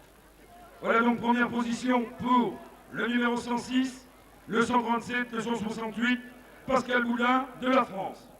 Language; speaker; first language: French; native; French